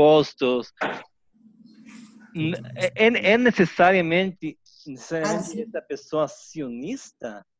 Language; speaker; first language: Portuguese; non-native, fluent; Spanish